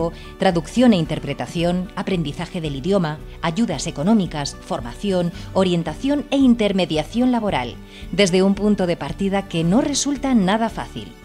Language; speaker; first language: Spanish; native; Spanish